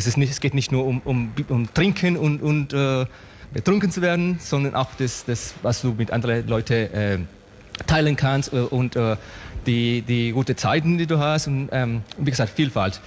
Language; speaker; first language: German; non-native, fluent; Spanish